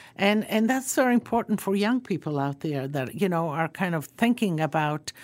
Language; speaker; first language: English; early bilingual, other home language; Croatian